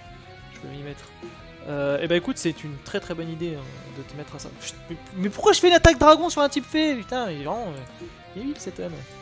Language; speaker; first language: French; native; French